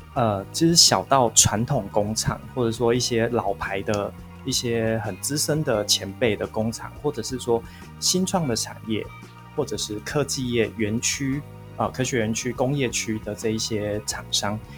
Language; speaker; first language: Chinese; native; Chinese